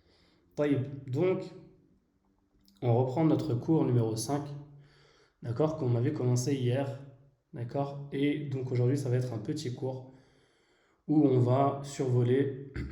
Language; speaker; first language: French; native; French